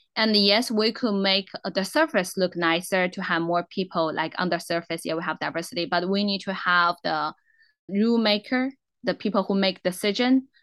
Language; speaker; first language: English; non-native, fluent; Chinese